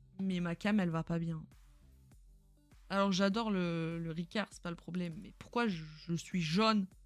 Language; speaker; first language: French; native; French